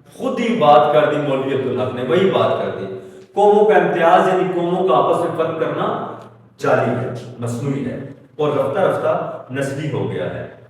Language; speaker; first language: Urdu; native; Urdu